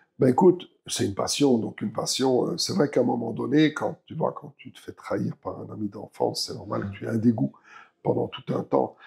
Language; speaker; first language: French; early bilingual, other home language; Arabic